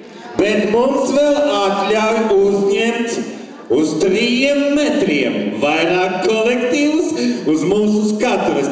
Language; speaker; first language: Latvian; native; Latvian